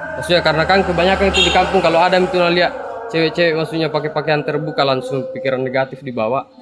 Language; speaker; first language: Indonesian; non-native, local second language; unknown